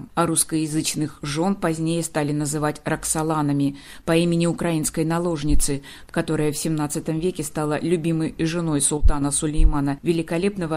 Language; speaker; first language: Russian; native; Russian